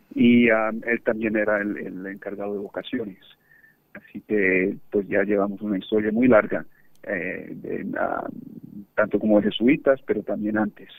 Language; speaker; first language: Spanish; early bilingual, heritage; Spanish